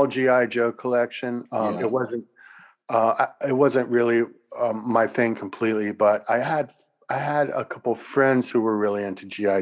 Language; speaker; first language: English; native; English